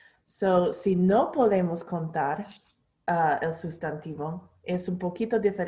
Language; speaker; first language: Spanish; non-native, fluent; English